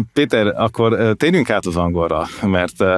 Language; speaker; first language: Hungarian; native; Hungarian